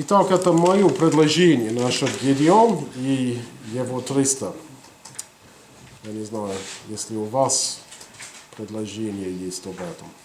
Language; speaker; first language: Russian; non-native, fluent; English